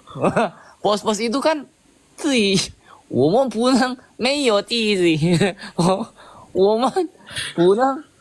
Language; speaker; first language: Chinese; non-native, learner; Indonesian